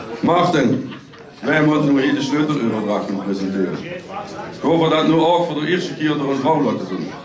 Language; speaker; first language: Dutch; native; Dutch